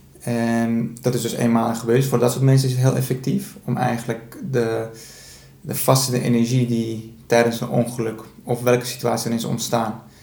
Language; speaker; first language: Dutch; early bilingual, other home language; Persian